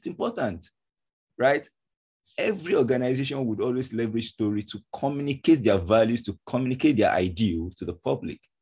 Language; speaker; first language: English; non-native, local second language; Yoruba